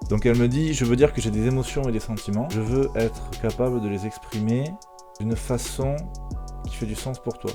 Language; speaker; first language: French; native; French